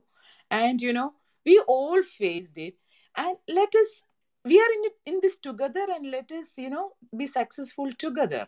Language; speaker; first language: English; non-native, local second language; Malayalam